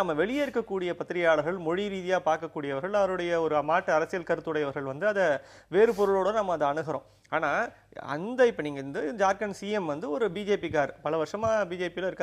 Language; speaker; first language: Tamil; native; Tamil